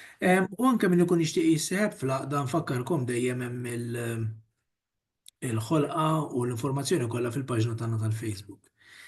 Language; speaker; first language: Maltese; native; Maltese